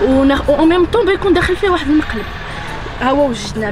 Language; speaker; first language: Arabic; native; Arabic